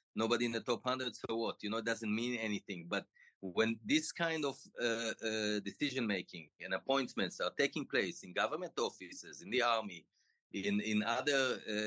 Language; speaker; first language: English; non-native, fluent; Hebrew